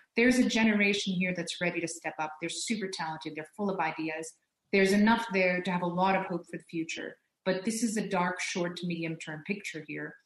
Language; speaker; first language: English; early bilingual, other home language; Turkish